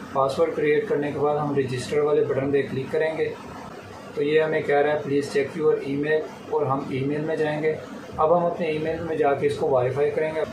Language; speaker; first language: Urdu; non-native, local second language; Punjabi